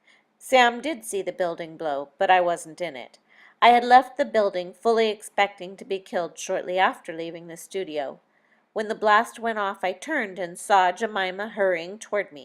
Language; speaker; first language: English; native; English